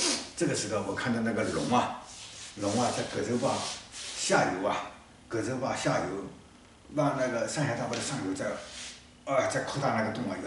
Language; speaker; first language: Chinese; native; Chinese